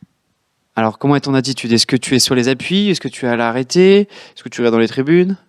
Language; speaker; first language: French; native; French